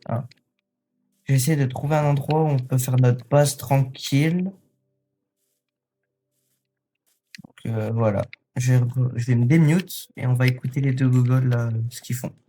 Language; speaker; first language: French; native; French